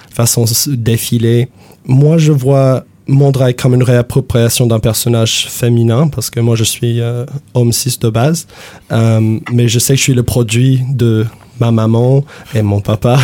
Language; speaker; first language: French; non-native, fluent; English